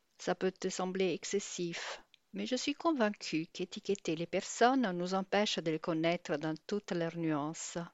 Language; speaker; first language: French; non-native, fluent; Italian